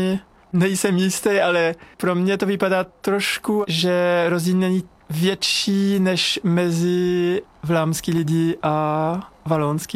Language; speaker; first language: Czech; non-native, fluent; French